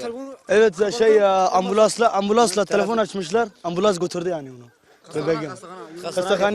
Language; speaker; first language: Turkish; non-native, learner; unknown